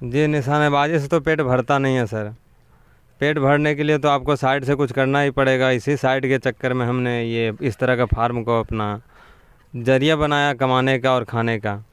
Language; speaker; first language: Hindi; native; Hindi